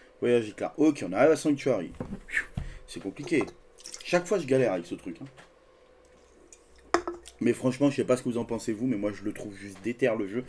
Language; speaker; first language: French; native; French